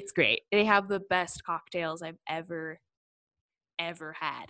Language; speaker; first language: English; native; English